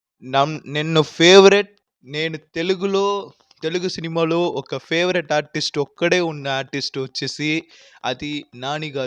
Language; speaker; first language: Telugu; non-native, learner; Tamil